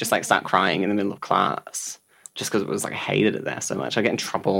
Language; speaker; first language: English; native; English